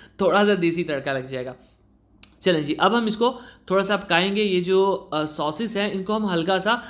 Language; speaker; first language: Urdu; native; Urdu